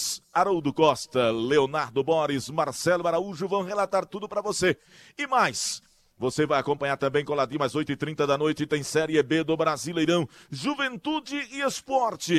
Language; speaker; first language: Portuguese; native; Portuguese